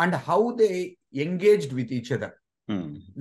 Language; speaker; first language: English; non-native, local second language; Telugu